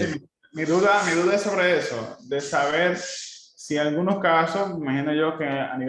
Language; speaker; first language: Spanish; native; Spanish